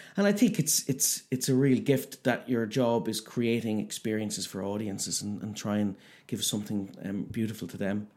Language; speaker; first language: English; native; English